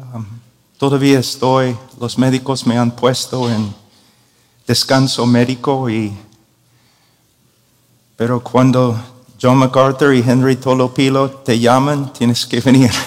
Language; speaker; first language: Spanish; non-native, fluent; English